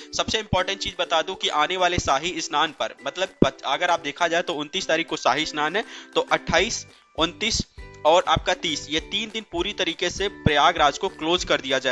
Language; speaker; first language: Hindi; native; Hindi